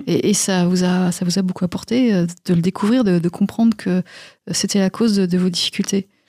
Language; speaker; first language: French; native; French